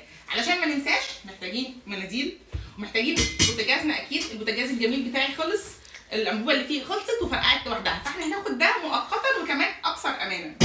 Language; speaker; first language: Arabic; native; Arabic